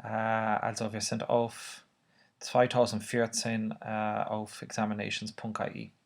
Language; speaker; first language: German; non-native, fluent; Irish